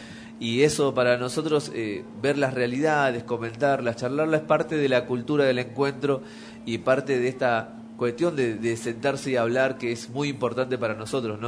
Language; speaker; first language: Spanish; native; Spanish